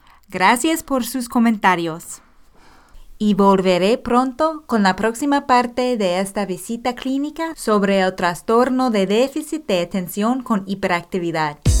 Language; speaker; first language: Spanish; non-native, fluent; English